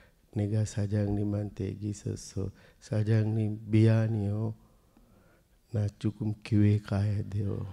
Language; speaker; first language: Korean; non-native, learner; Sinhala